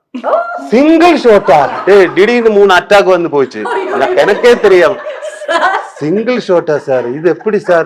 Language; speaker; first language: Tamil; non-native, learner; Malayalam